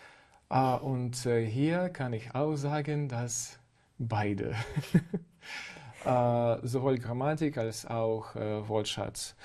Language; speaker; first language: German; non-native, fluent; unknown